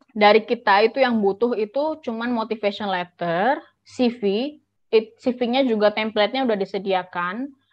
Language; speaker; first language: Indonesian; native; Indonesian